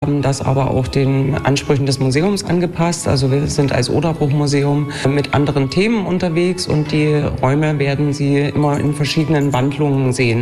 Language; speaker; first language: German; native; German